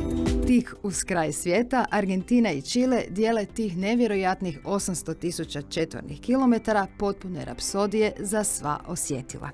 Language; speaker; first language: Croatian; native; Croatian